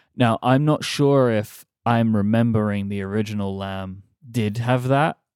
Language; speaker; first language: English; native; English